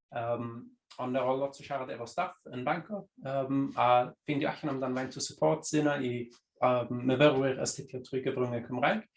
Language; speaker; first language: Welsh; non-native, fluent; German